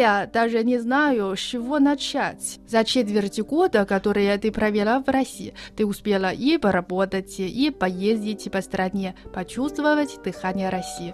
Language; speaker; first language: Russian; non-native, fluent; Chinese